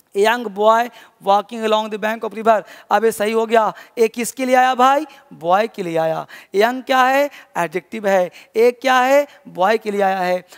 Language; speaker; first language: Hindi; native; Hindi